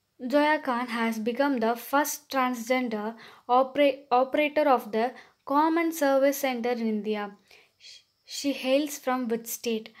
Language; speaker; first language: English; non-native, local second language; Tamil